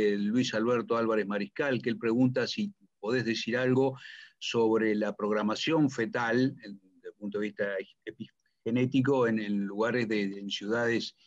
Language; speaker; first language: Spanish; native; Spanish